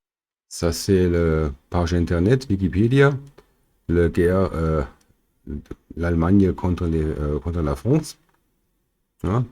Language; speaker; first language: French; non-native, fluent; German